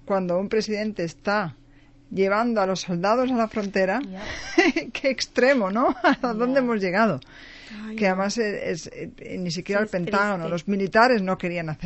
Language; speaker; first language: Spanish; native; Spanish